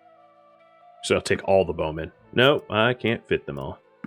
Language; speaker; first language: English; native; English